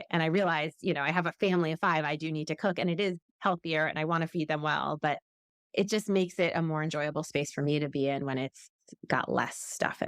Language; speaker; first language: English; native; English